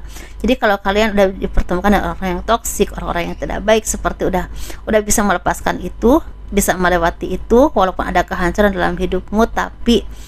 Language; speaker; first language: Indonesian; native; Indonesian